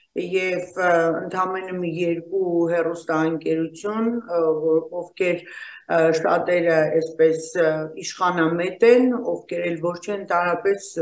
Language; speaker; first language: Armenian; native; Armenian